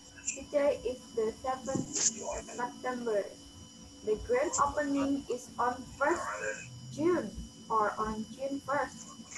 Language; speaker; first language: English; non-native, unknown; Indonesian